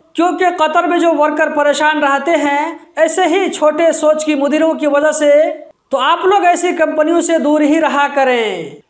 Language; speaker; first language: Hindi; native; Hindi